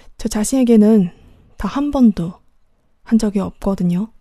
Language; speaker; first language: Korean; non-native, fluent; Chinese